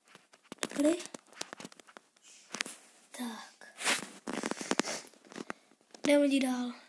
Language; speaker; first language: Czech; non-native, learner; Slovak